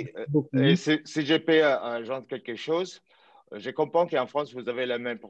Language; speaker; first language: French; non-native, fluent; Italian